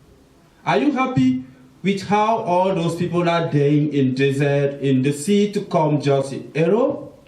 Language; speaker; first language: English; non-native, local second language; French